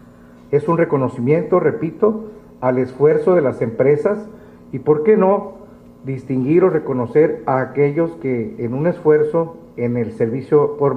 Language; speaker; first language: Spanish; native; Spanish